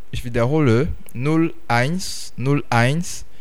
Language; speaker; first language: German; non-native, fluent; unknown